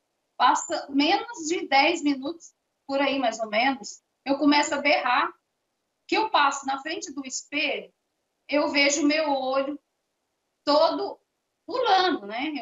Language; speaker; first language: Portuguese; native; Portuguese